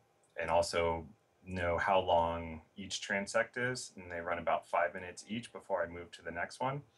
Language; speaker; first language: English; native; English